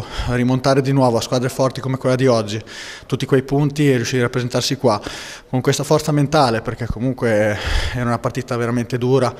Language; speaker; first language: Italian; native; Italian